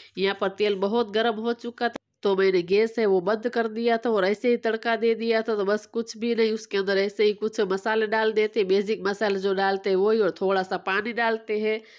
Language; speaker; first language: Hindi; non-native, local second language; Gujarati